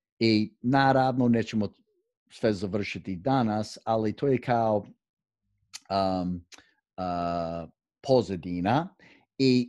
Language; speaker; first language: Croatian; non-native, fluent; English